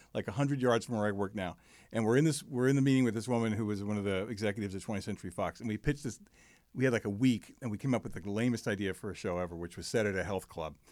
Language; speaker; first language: English; native; English